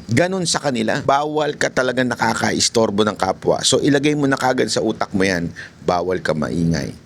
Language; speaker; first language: Filipino; native; Filipino